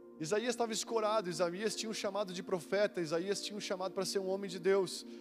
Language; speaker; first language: Portuguese; native; Portuguese